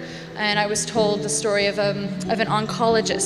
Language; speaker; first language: English; native; English